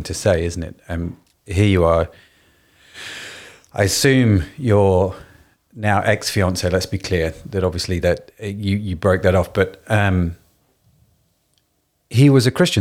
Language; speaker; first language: English; native; English